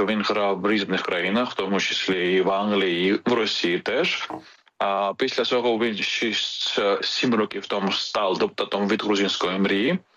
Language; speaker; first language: Ukrainian; non-native, fluent; Georgian